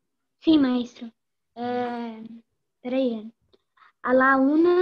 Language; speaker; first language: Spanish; non-native, learner; Portuguese